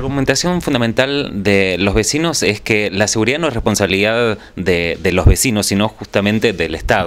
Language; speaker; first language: Spanish; native; Spanish